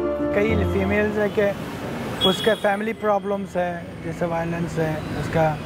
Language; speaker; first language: Hindi; non-native, fluent; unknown